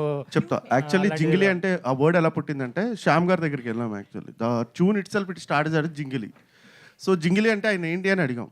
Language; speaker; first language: Telugu; native; Telugu